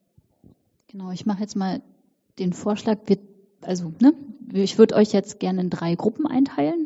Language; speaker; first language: German; native; German